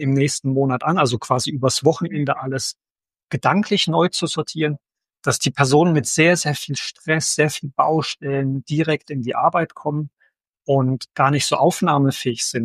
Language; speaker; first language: German; native; German